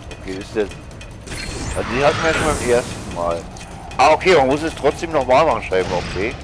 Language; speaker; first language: German; native; German